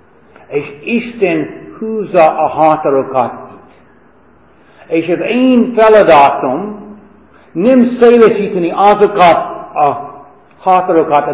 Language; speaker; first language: Hungarian; non-native, fluent; English